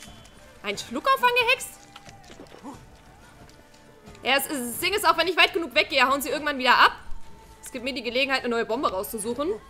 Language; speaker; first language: German; native; German